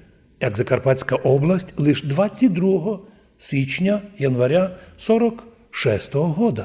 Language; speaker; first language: Ukrainian; non-native, local second language; Rusyn